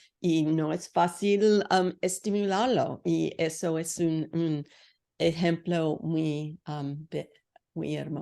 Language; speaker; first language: Spanish; non-native, learner; English